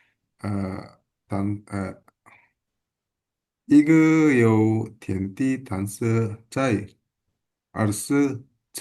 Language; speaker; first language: Chinese; non-native, learner; Indonesian